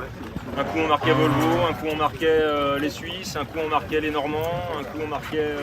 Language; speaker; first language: French; native; French